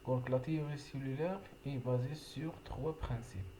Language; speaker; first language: French; non-native, local second language; Arabic